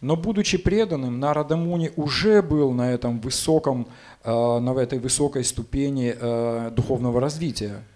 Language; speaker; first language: Russian; native; Russian